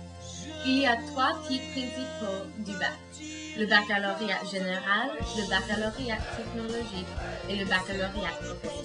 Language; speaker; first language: French; non-native, learner; English